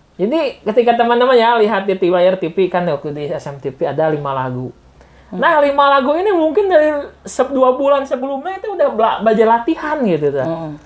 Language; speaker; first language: Indonesian; non-native, local second language; Sundanese